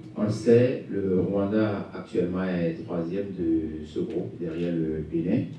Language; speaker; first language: French; native; French